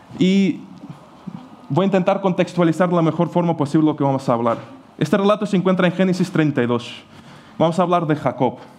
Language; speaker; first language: Spanish; non-native, fluent; Ukrainian